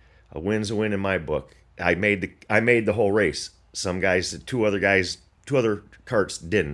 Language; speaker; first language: English; native; English